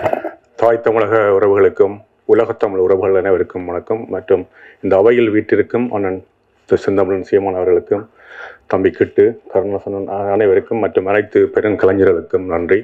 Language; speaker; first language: Tamil; native; Tamil